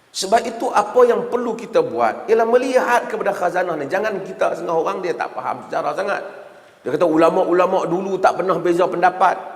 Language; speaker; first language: Malay; native; Malay